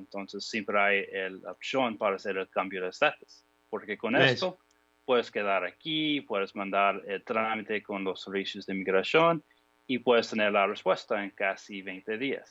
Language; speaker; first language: Spanish; non-native, fluent; English